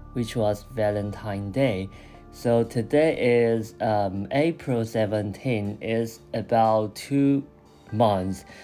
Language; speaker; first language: English; non-native, fluent; Chinese